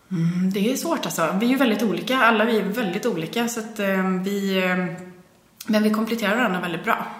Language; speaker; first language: Swedish; native; Swedish